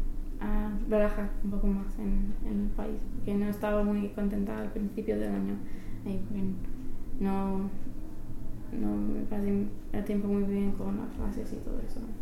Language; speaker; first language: Spanish; non-native, learner; English